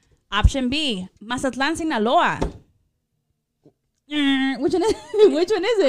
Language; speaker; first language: English; early bilingual, other home language; Spanish